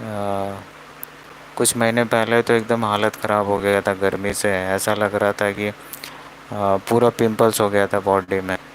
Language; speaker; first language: Hindi; non-native, local second language; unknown